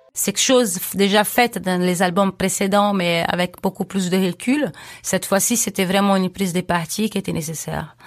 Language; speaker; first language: French; non-native, fluent; Portuguese